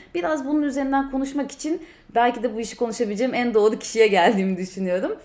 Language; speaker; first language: Turkish; native; Turkish